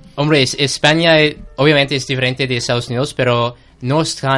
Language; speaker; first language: Spanish; non-native, fluent; English